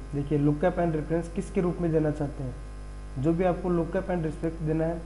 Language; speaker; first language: Hindi; native; Hindi